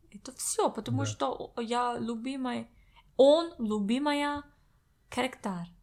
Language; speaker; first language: Russian; non-native, learner; English